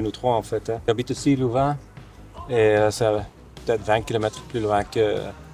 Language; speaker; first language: French; non-native, local second language; Dutch